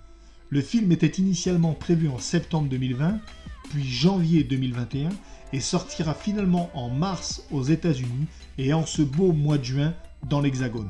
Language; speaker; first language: French; native; French